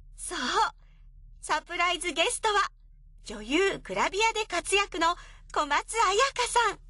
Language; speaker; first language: Japanese; native; Japanese